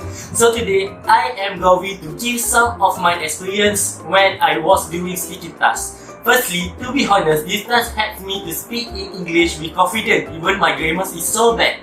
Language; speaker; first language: English; non-native, local second language; Malay